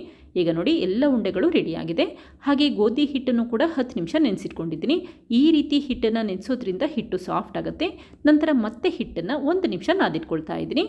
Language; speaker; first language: Kannada; native; Kannada